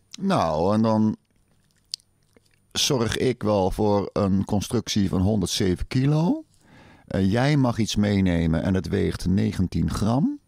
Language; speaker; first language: Dutch; native; Dutch